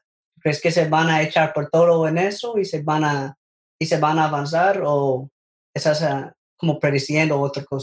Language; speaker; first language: Spanish; non-native, learner; English